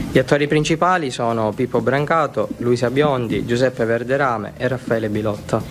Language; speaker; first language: Italian; native; Italian